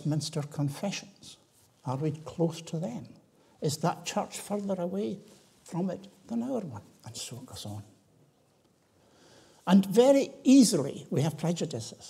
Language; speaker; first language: English; native; English